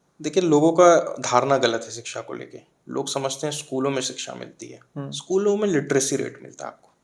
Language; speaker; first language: Hindi; native; Hindi